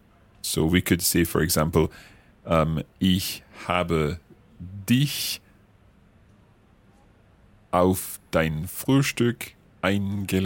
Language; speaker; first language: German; non-native, learner; English